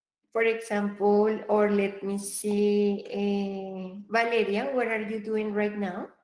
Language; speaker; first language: English; non-native, fluent; Spanish